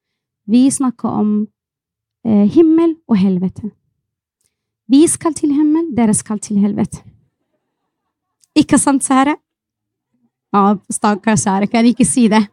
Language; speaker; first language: Norwegian; non-native, fluent; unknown